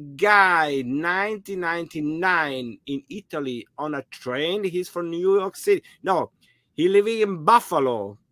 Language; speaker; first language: English; non-native, fluent; German